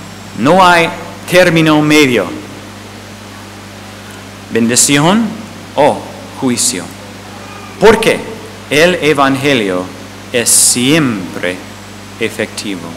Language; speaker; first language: Spanish; non-native, fluent; English